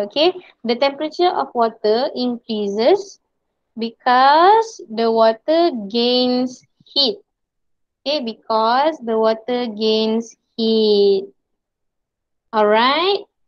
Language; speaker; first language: English; non-native, local second language; Malay